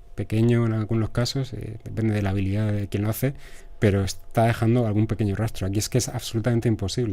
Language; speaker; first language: Spanish; native; Spanish